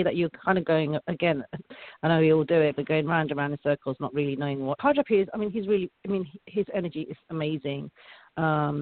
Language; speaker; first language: English; native; English